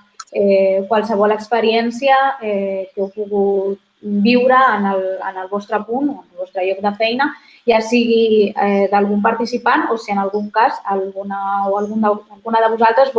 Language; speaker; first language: Catalan; native; Catalan